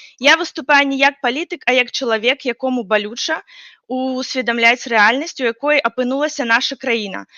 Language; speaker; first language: Belarusian; non-native, local second language; Russian